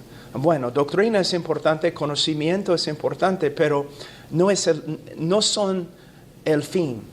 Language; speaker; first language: Spanish; non-native, fluent; English